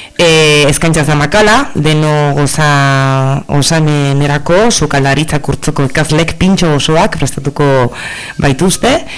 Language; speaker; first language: Basque; native; Basque